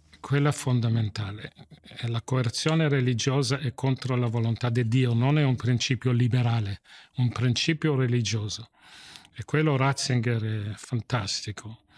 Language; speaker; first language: Italian; non-native, fluent; English